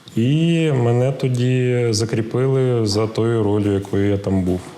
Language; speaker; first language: Ukrainian; non-native, local second language; Russian